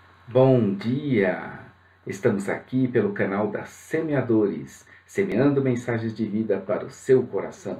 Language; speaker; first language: Portuguese; native; Portuguese